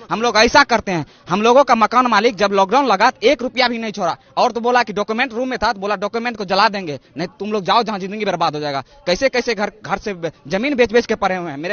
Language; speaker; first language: Hindi; native; Hindi